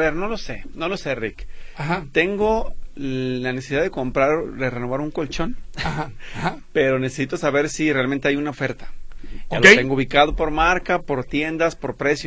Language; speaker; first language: Spanish; native; Spanish